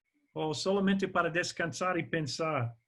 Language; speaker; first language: Spanish; non-native, fluent; English